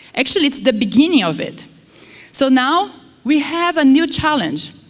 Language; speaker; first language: English; non-native, fluent; Portuguese